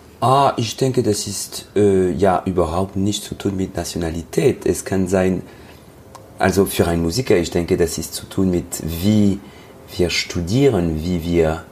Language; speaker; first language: German; non-native, learner; French